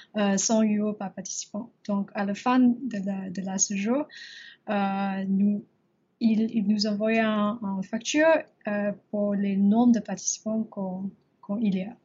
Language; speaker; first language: French; non-native, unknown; English